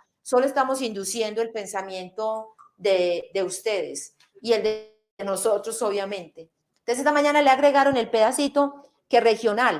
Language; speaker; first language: Spanish; native; Spanish